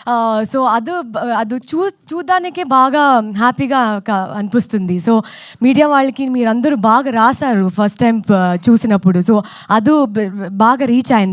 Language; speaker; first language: Telugu; non-native, fluent; Kannada